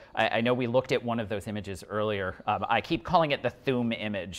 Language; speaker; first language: English; native; English